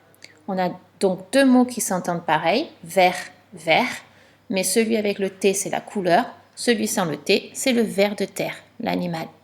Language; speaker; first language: French; native; French